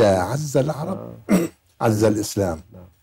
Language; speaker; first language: Arabic; native; Arabic